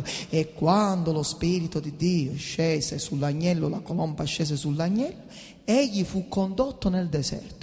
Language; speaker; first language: Italian; native; Italian